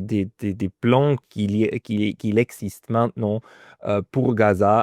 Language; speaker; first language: French; non-native, fluent; German